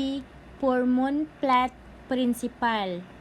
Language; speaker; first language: French; non-native, learner; Cebuano